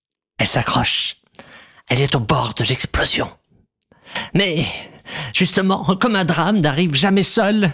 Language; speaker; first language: French; native; French